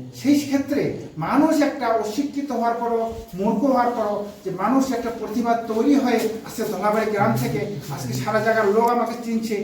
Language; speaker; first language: Bangla; native; Bangla